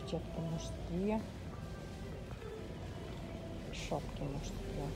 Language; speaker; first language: Russian; native; Russian